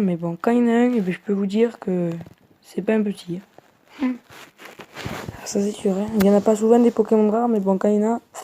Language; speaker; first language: French; native; French